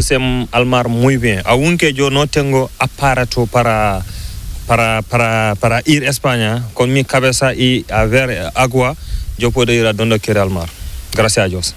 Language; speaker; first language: Spanish; non-native, learner; Fula